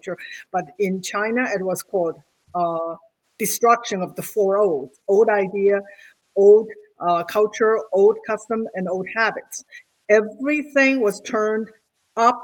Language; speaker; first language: English; non-native, fluent; Chinese